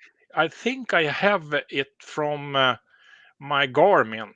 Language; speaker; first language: English; non-native, learner; Swedish